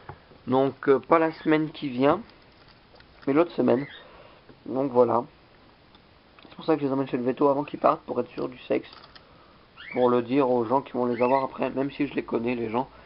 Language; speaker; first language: French; native; French